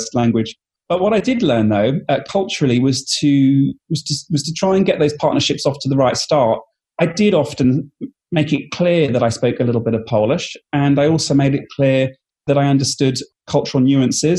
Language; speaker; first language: English; native; English